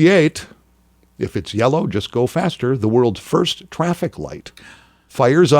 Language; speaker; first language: English; native; English